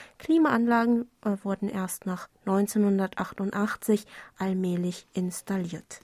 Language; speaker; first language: German; non-native, fluent; Korean